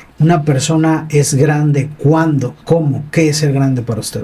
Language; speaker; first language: Spanish; native; Spanish